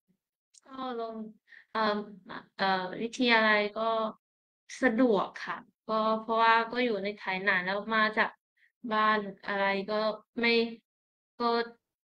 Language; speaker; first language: Thai; early bilingual, heritage; Thai